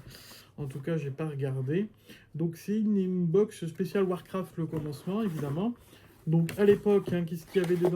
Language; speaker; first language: French; native; French